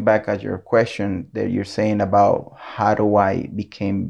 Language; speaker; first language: English; non-native, fluent; Spanish